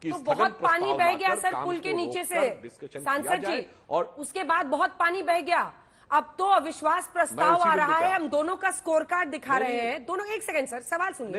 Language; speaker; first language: Hindi; native; Hindi